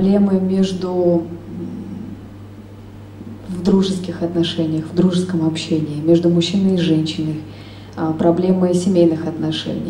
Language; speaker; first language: Russian; native; Russian